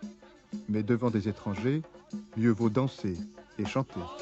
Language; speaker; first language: French; native; French